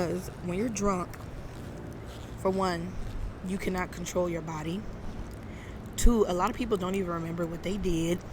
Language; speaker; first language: English; native; English